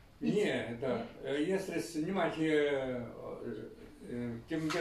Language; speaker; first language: Russian; non-native, learner; Chinese